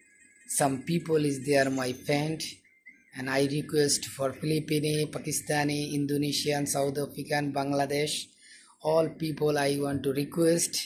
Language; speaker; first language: English; non-native, learner; Bangla